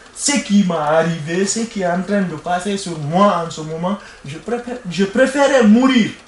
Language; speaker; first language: French; non-native, local second language; Fula